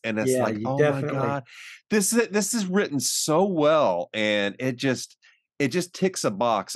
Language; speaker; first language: English; native; English